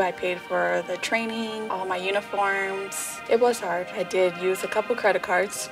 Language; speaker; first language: English; native; English